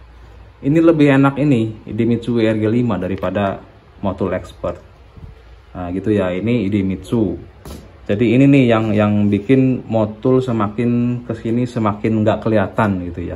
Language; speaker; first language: Indonesian; non-native, local second language; Sundanese